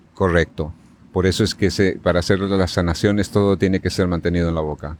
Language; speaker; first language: Spanish; native; Spanish